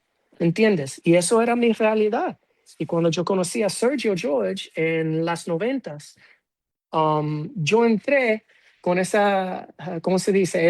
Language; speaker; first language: Spanish; non-native, fluent; English